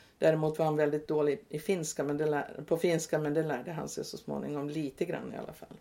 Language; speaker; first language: Swedish; native; Swedish